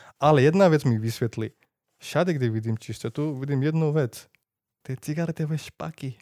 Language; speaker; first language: Slovak; non-native, fluent; Hindi